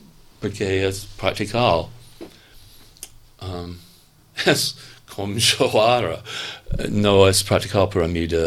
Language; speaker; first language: Catalan; non-native, learner; English